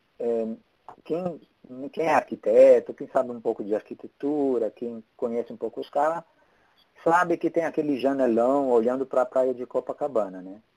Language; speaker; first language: Portuguese; non-native, fluent; Italian